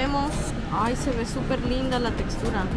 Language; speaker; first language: Spanish; native; Spanish